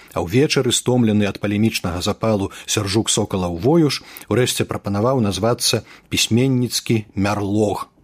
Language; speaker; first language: Belarusian; native; Belarusian